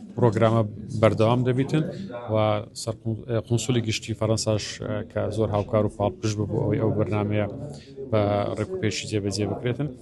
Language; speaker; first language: Central Kurdish; native; Central Kurdish